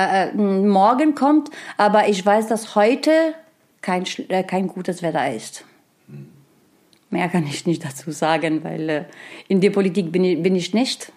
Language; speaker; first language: German; non-native, learner; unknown